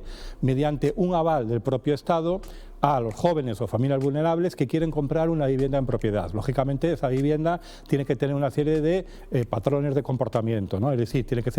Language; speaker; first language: Spanish; native; Spanish